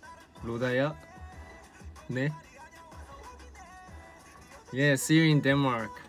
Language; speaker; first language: English; non-native, learner; Korean